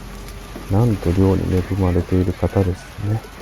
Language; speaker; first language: Japanese; native; Japanese